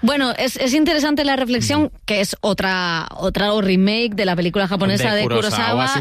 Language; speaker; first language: Spanish; native; Spanish